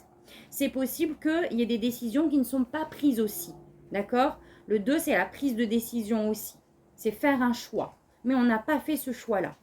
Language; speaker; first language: French; native; French